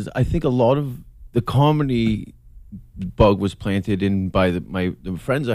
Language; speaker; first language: English; native; English